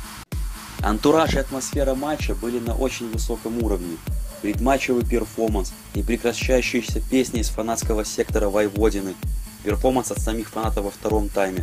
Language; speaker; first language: Russian; native; Russian